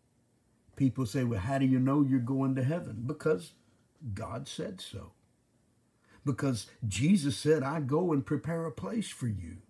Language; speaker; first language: English; native; English